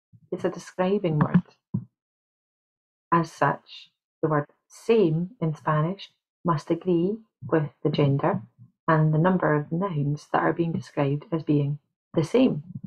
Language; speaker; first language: English; native; English